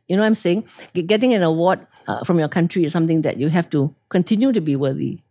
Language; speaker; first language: English; native; English